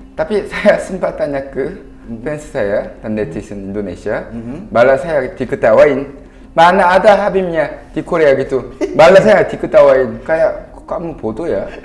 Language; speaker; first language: Indonesian; non-native, fluent; Korean